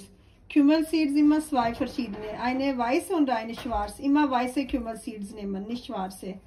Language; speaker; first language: German; non-native, learner; Urdu